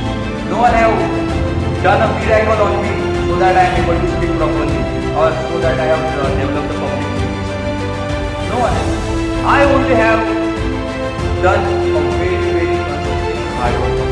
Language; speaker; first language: English; non-native, local second language; Marathi